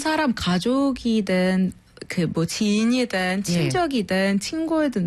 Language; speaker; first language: Korean; non-native, fluent; Arabic